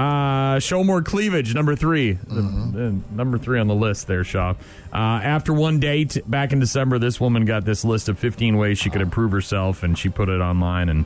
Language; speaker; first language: English; native; English